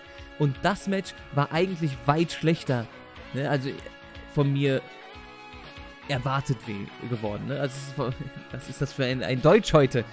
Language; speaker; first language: German; native; German